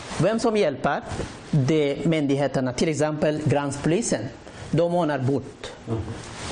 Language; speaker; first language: Swedish; non-native, learner; Rohingya